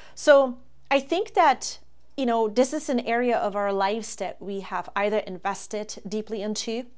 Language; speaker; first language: English; non-native, fluent; German